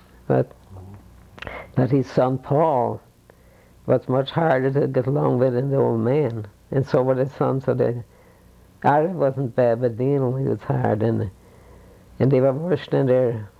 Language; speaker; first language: English; non-native, fluent; Swedish